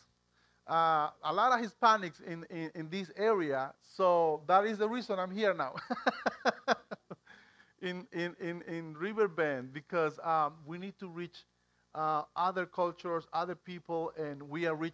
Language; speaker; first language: English; non-native, fluent; Spanish